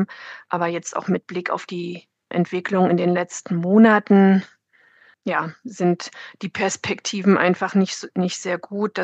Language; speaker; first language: German; native; German